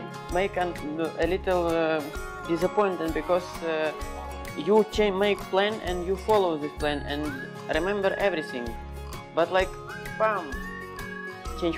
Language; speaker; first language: English; non-native, learner; Ukrainian